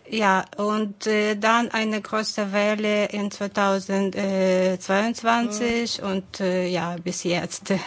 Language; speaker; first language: German; non-native, fluent; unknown